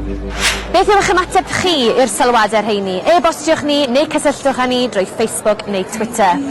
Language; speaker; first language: Welsh; native; Welsh